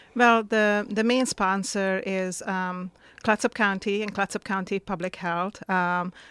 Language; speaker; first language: English; non-native, fluent; Hungarian